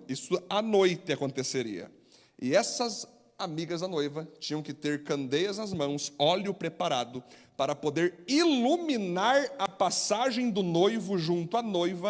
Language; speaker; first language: Portuguese; native; Portuguese